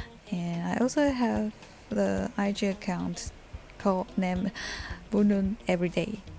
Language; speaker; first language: English; non-native, fluent; Chinese